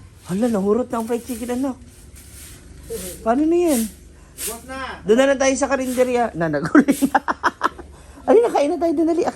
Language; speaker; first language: Filipino; non-native, local second language; Cebuano